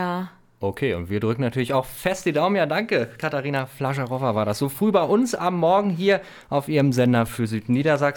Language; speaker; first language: German; native; German